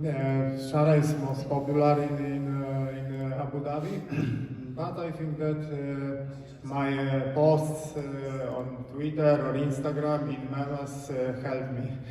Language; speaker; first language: English; non-native, learner; Polish